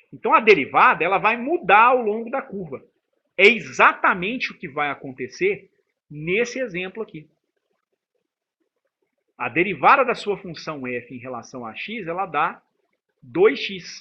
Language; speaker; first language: Portuguese; native; Portuguese